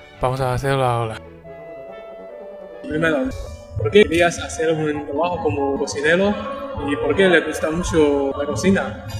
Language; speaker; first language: Spanish; non-native, learner; Chinese